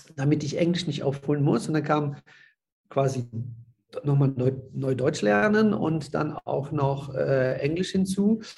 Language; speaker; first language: German; early bilingual, other home language; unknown